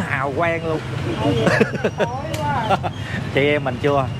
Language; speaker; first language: Vietnamese; native; Vietnamese